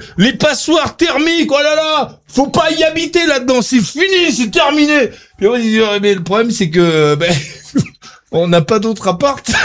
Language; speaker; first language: French; native; French